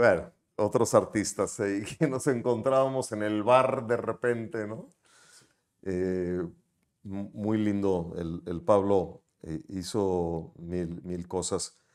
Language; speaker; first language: Spanish; native; Spanish